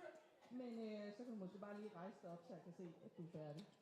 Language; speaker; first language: Danish; native; Danish